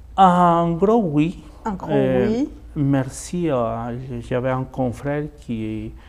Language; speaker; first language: French; non-native, fluent; Spanish